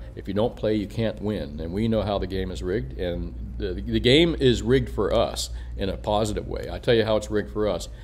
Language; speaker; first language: English; native; English